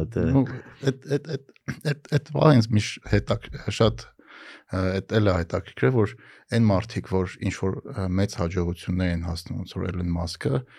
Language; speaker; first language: Armenian; native; Armenian